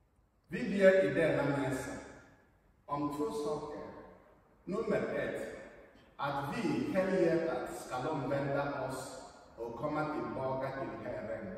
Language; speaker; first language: Swedish; non-native, fluent; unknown